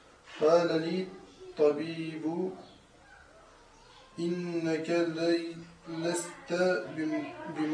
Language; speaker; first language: Arabic; non-native, learner; French